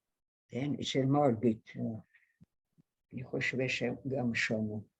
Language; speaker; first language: Hebrew; non-native, fluent; Hungarian